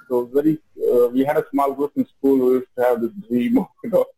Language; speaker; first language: English; non-native, local second language; Kannada